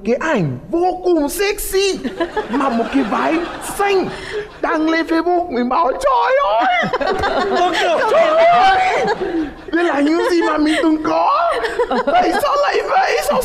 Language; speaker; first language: Vietnamese; native; Vietnamese